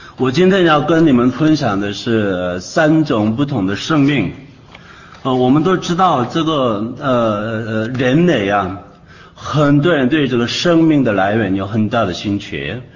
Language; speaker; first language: Chinese; non-native, fluent; Korean